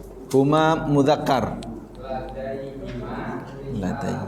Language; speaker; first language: Arabic; non-native, fluent; Indonesian